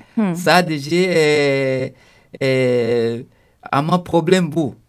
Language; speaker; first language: Turkish; non-native, fluent; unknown